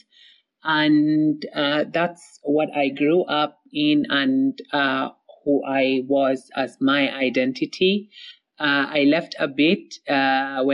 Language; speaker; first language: English; non-native, local second language; Somali